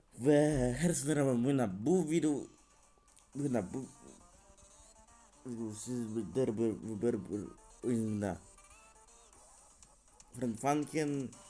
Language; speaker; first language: Turkish; non-native, learner; Russian